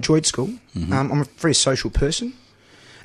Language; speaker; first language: English; native; English